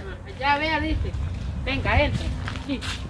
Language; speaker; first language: Spanish; native; Spanish